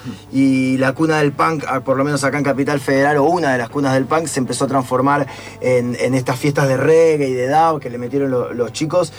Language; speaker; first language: Spanish; native; Spanish